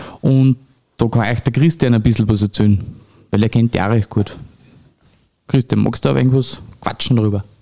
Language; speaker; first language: German; native; German